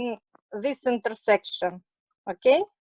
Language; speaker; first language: English; non-native, learner; Russian